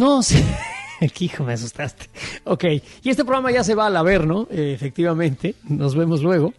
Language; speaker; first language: Spanish; native; Spanish